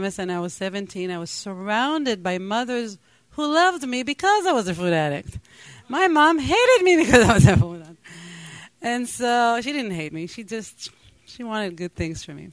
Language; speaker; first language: English; non-native, fluent; Hebrew